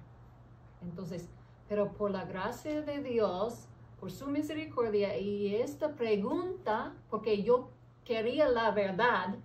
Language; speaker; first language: Spanish; early bilingual, heritage; English